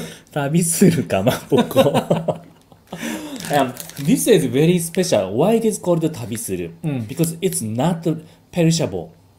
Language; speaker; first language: English; non-native, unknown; Japanese